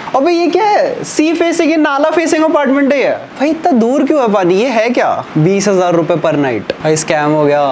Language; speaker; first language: Hindi; native; Hindi